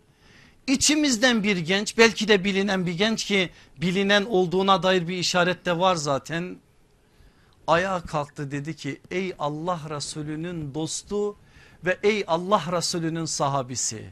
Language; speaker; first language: Turkish; native; Turkish